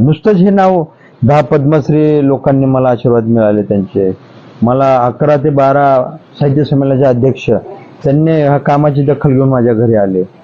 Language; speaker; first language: Marathi; non-native, local second language; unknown